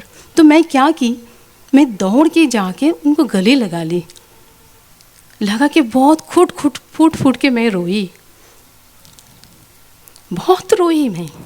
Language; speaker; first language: Hindi; non-native, local second language; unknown